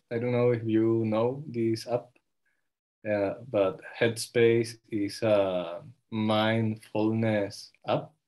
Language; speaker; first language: English; non-native, learner; Spanish